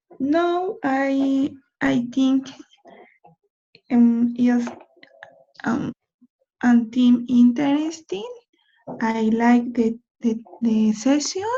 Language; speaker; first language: English; non-native, learner; Spanish